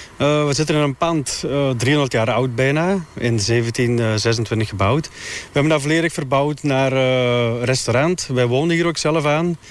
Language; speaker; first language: Dutch; native; Dutch